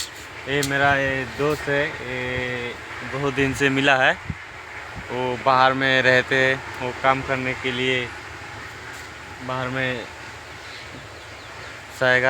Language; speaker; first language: Hindi; non-native, local second language; Bangla